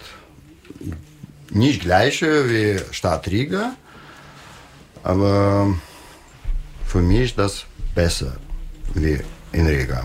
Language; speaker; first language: German; non-native, learner; Russian